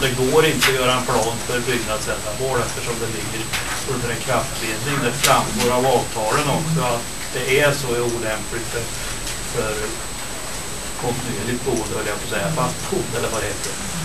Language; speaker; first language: Swedish; native; Swedish